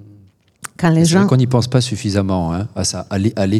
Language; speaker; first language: French; native; French